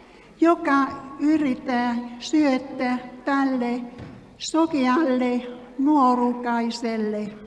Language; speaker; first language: Finnish; non-native, learner; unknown